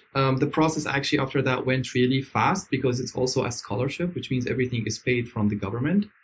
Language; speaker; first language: English; non-native, fluent; Arabic